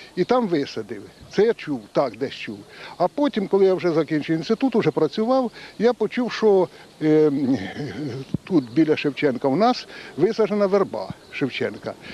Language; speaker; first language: Ukrainian; native; Ukrainian